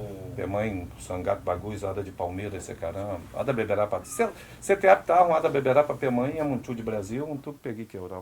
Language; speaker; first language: Indonesian; non-native, fluent; Portuguese